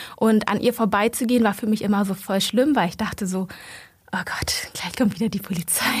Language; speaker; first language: German; early bilingual, other home language; Vietnamese